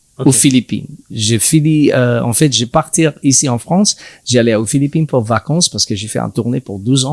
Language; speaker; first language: French; non-native, learner; English